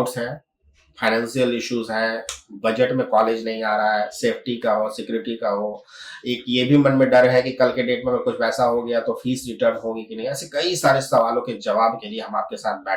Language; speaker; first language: Hindi; native; Hindi